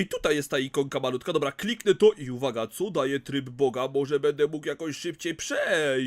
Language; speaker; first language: Polish; native; Polish